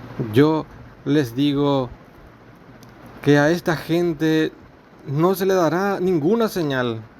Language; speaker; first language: Spanish; native; Spanish